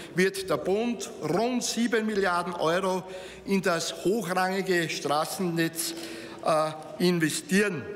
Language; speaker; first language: German; native; German